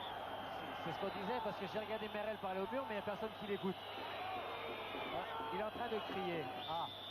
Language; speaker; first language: French; native; French